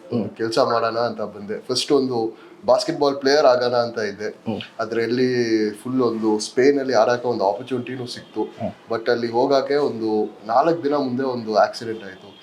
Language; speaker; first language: Kannada; non-native, local second language; English